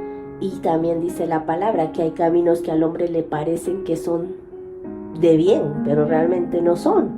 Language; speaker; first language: Spanish; native; Spanish